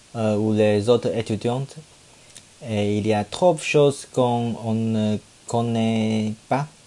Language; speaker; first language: French; non-native, learner; Chinese